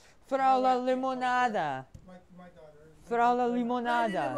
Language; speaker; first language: Greek; early bilingual, heritage; English